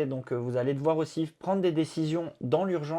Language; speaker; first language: French; native; French